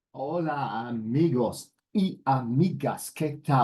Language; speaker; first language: Spanish; non-native, learner; English